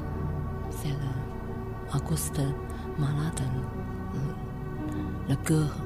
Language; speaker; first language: French; non-native, learner; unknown